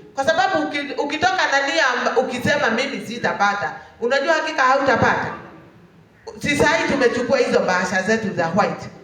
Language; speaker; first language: Swahili; non-native, local second language; Kikuyu